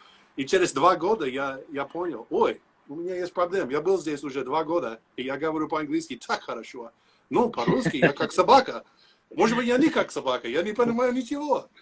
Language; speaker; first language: Russian; non-native, learner; English